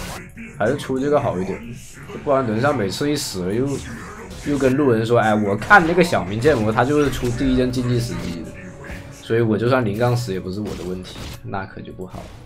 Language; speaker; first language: Chinese; native; Chinese